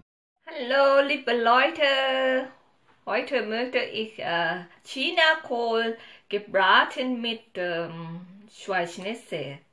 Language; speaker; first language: German; non-native, learner; Thai